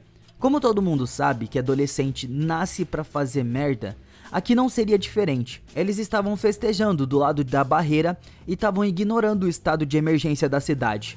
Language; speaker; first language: Portuguese; native; Portuguese